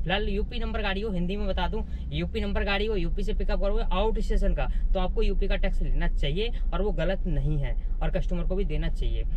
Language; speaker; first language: Hindi; native; Hindi